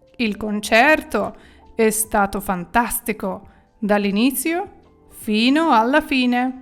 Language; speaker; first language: Italian; non-native, fluent; Ukrainian